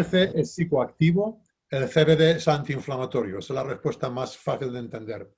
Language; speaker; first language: Spanish; native; Spanish